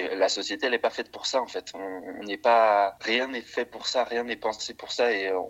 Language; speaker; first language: French; native; French